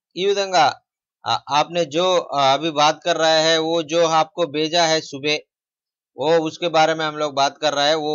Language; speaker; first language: Hindi; non-native, local second language; Telugu